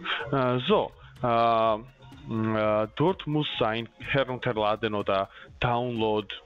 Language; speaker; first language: German; non-native, learner; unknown